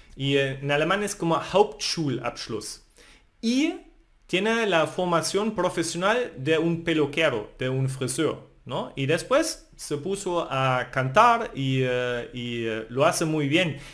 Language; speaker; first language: Spanish; non-native, fluent; German